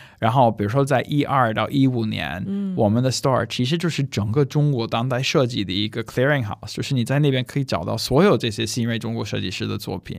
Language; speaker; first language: Chinese; non-native, fluent; English